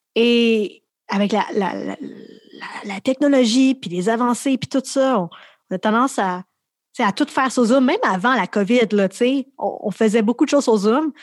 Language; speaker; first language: French; native; French